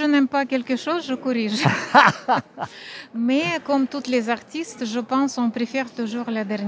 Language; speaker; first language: French; non-native, fluent; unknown